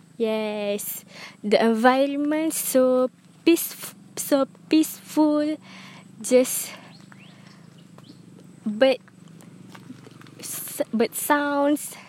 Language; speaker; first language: English; non-native, learner; Malay